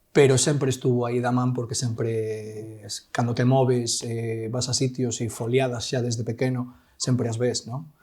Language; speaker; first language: Galician; non-native, local second language; Spanish